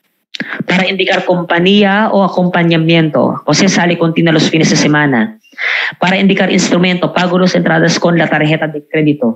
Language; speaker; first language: Spanish; non-native, fluent; Filipino